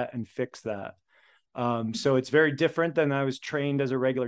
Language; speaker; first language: English; early bilingual, other home language; Polish